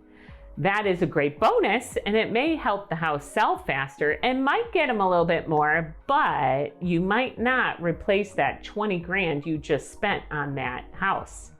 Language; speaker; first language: English; native; English